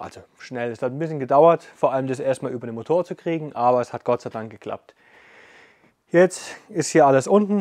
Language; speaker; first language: German; native; German